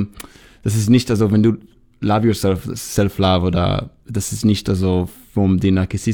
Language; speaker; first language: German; non-native, fluent; Hebrew